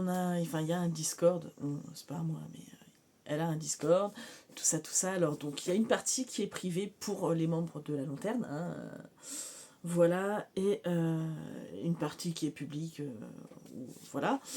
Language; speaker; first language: French; native; French